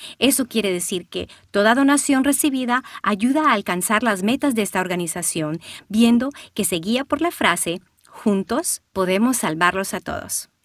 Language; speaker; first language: Spanish; early bilingual, heritage; Spanish